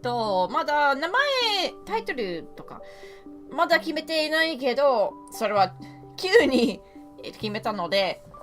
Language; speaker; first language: Japanese; non-native, learner; English